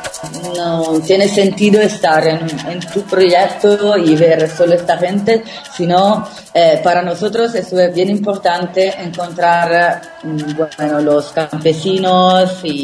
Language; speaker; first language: Spanish; non-native, fluent; Italian